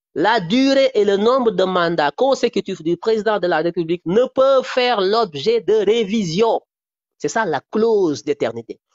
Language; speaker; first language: French; non-native, local second language; Wolof